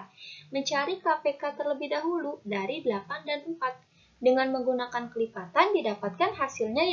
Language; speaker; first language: Indonesian; native; Indonesian